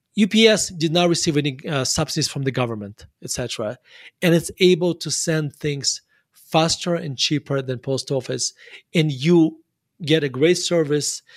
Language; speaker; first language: English; non-native, fluent; Russian